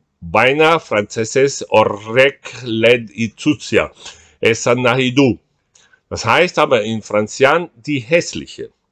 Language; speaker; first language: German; non-native, fluent; Portuguese